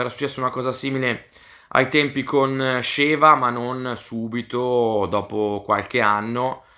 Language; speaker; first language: Italian; native; Italian